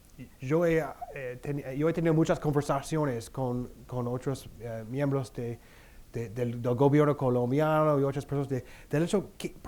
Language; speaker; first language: Spanish; non-native, fluent; English